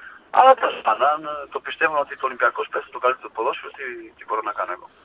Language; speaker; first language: Greek; non-native, fluent; Portuguese